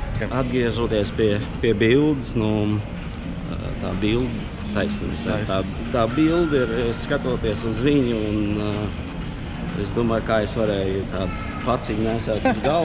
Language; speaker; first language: Latvian; non-native, local second language; Russian